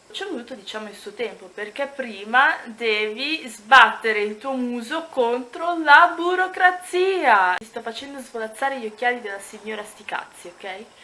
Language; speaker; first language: Italian; native; Italian